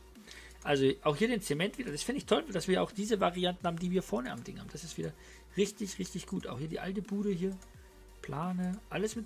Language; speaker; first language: German; native; German